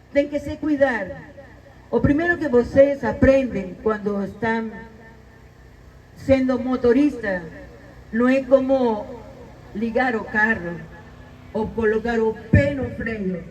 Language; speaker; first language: Portuguese; non-native, fluent; Spanish